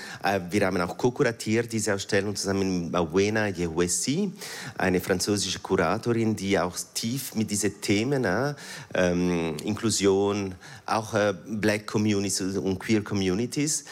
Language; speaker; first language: German; non-native, fluent; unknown